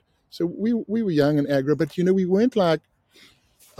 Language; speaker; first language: English; native; English